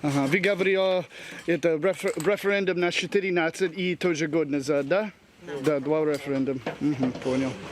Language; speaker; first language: Russian; non-native, learner; English